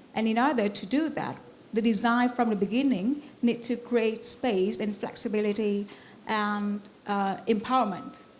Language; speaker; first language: English; non-native, fluent; Vietnamese